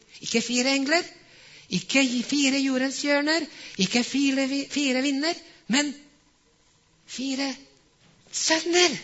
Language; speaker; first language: Norwegian; non-native, fluent; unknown